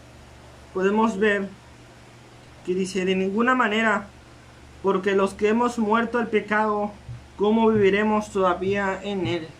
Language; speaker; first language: Spanish; native; Spanish